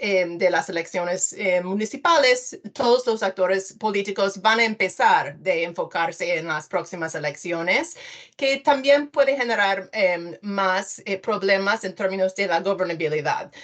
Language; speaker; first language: Spanish; non-native, fluent; English